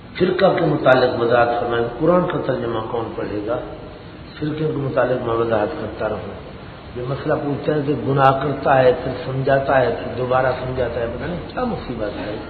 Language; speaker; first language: Urdu; non-native, local second language; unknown